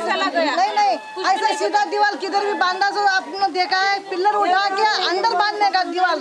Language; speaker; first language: Hindi; non-native, local second language; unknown